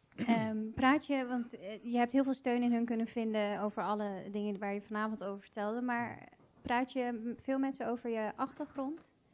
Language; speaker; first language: Dutch; early bilingual, other home language; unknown